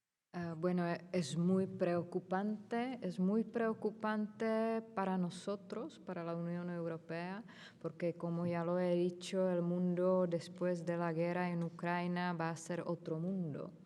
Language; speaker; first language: Spanish; non-native, fluent; Czech